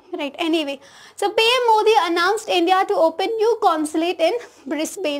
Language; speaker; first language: English; non-native, local second language; Telugu